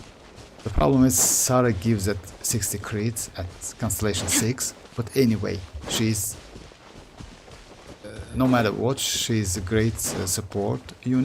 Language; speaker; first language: English; non-native, fluent; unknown